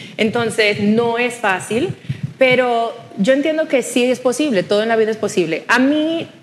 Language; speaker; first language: Spanish; non-native, fluent; Haitian Creole